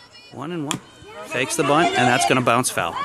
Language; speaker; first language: English; native; English